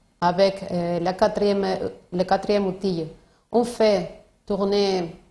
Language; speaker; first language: French; non-native, learner; Spanish